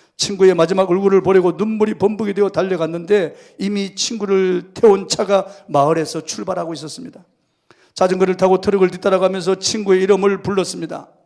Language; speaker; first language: Korean; native; Korean